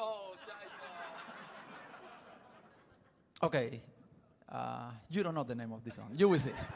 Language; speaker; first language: English; non-native, learner; Spanish